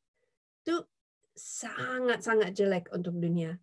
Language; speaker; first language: Indonesian; non-native, fluent; English